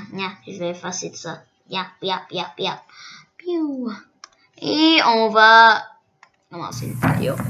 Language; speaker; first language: French; early bilingual, other home language; Korean